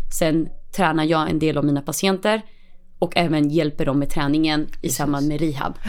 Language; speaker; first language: Swedish; early bilingual, other home language; Spanish